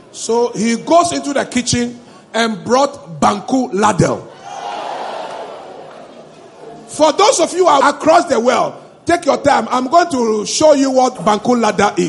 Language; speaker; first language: English; non-native, local second language; Ewe